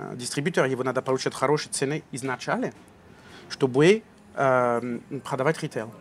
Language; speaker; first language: Russian; non-native, learner; French